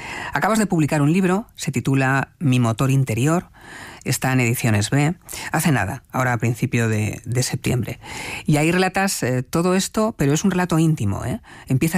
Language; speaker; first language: Spanish; native; Spanish